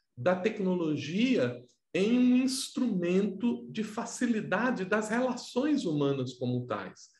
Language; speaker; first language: Portuguese; native; Portuguese